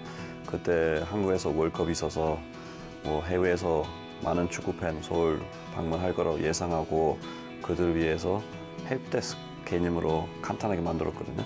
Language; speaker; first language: Korean; non-native, fluent; English